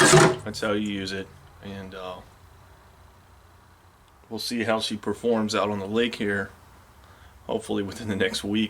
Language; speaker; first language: English; native; English